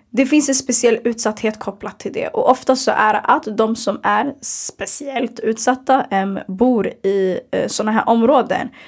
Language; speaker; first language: Swedish; early bilingual, other home language; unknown